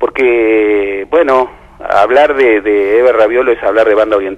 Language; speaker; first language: Spanish; native; Spanish